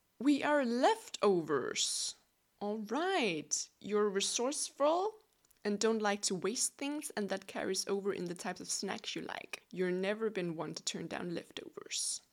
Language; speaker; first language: English; non-native, fluent; Danish